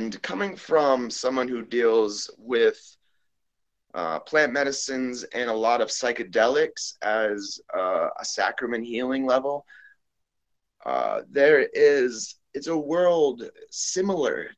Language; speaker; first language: English; native; English